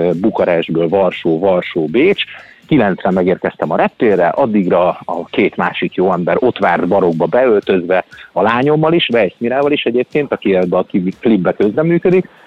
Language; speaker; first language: Hungarian; native; Hungarian